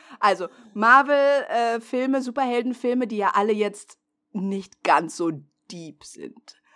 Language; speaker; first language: German; non-native, fluent; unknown